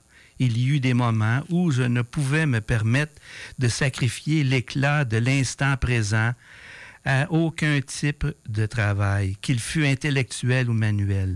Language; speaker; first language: French; native; French